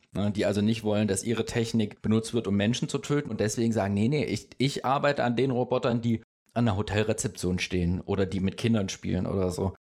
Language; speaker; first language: German; native; German